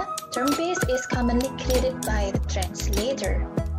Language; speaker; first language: English; non-native, fluent; Indonesian